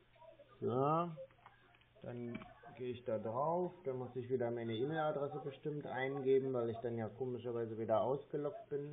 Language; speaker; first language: German; native; German